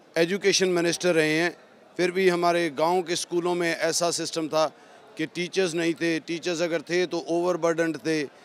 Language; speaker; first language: Hindi; non-native, local second language; Punjabi